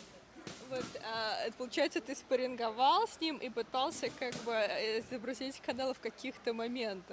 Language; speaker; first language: Russian; native; Russian